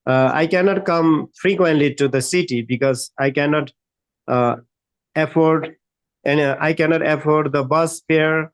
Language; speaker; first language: English; non-native, learner; Nepali